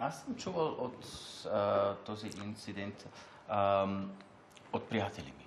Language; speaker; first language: Bulgarian; non-native, learner; German